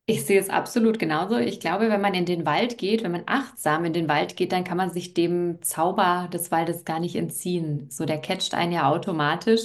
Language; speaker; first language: German; native; German